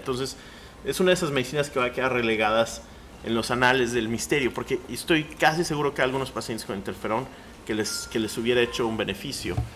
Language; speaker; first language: Spanish; native; Spanish